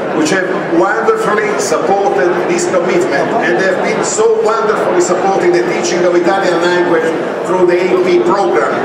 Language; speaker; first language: English; non-native, fluent; Italian